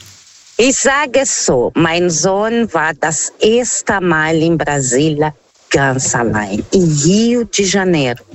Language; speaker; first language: German; non-native, fluent; Portuguese